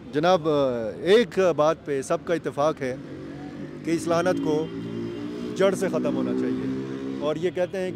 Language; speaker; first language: Urdu; native; Urdu